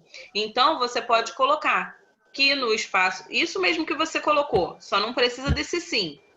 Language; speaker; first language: Portuguese; native; Portuguese